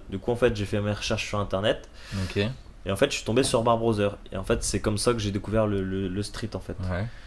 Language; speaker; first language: French; native; French